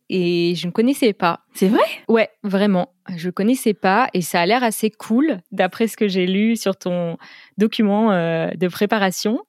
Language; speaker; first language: French; native; French